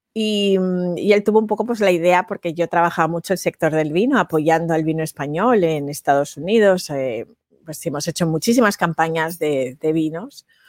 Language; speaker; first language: Spanish; native; Spanish